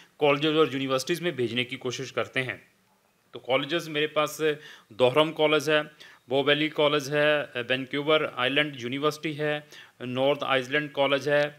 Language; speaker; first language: Hindi; non-native, local second language; Punjabi